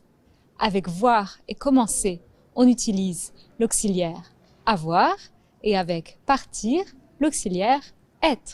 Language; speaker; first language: French; native; French